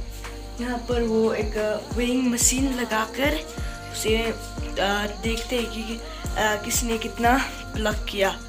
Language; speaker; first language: Hindi; non-native, local second language; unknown